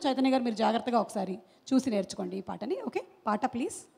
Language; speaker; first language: Telugu; native; Telugu